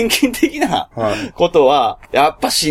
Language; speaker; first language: Japanese; native; Japanese